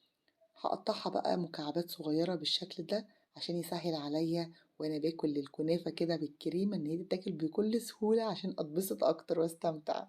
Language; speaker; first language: Arabic; native; Arabic